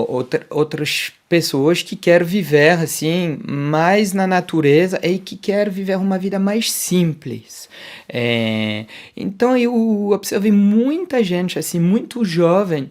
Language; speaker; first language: Portuguese; non-native, fluent; French